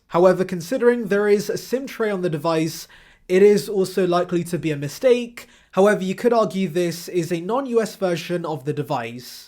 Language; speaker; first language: English; native; English